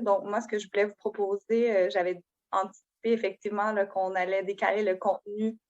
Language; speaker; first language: French; native; French